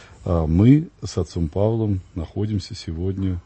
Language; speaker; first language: Russian; native; Russian